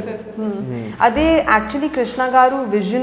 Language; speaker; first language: Telugu; non-native, learner; Hindi